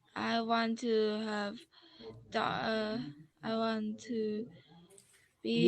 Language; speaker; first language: English; non-native, learner; Vietnamese